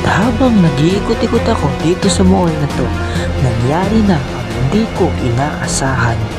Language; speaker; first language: Filipino; non-native, local second language; Chavacano